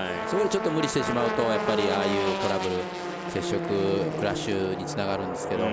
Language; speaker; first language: Japanese; native; Japanese